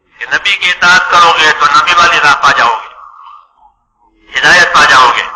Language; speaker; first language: Urdu; non-native, local second language; Gujarati